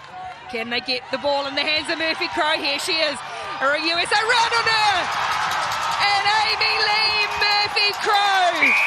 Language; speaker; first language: English; native; English